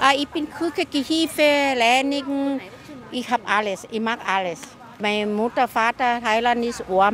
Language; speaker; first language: German; non-native, learner; Thai